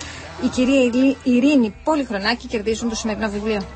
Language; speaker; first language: Greek; native; Greek